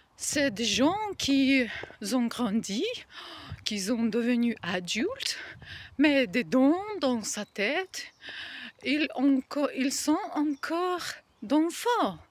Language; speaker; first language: French; non-native, learner; Ukrainian